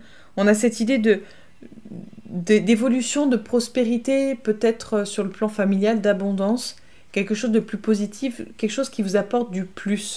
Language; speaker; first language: French; native; French